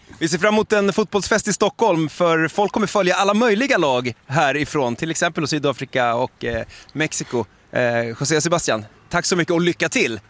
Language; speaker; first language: Swedish; native; Swedish